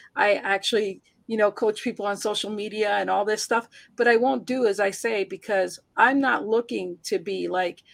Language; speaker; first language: English; early bilingual, heritage; Spanish